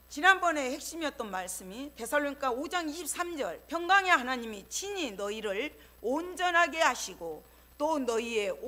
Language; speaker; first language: Korean; native; Korean